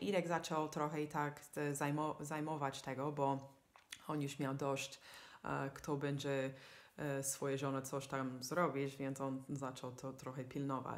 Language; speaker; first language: Polish; non-native, fluent; English